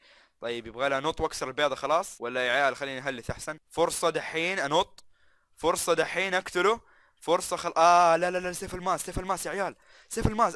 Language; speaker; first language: Arabic; native; Arabic